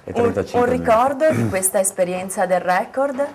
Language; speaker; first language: Italian; native; Italian